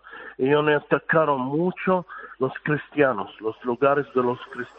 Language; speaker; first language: Spanish; non-native, fluent; Arabic